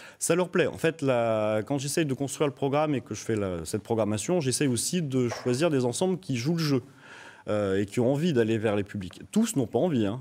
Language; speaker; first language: French; native; French